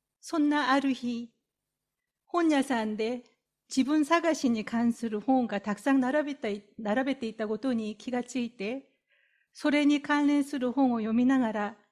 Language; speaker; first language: Japanese; non-native, fluent; Korean